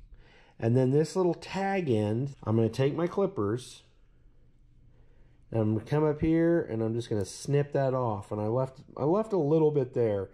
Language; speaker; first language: English; native; English